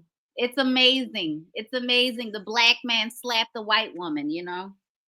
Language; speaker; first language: English; native; English